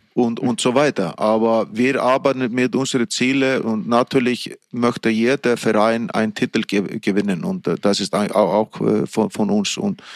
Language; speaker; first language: German; non-native, fluent; Icelandic